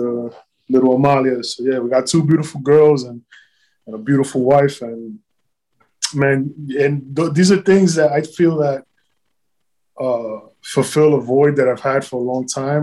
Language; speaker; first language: English; native; English